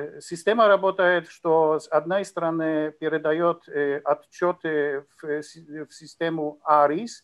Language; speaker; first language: Russian; non-native, learner; Polish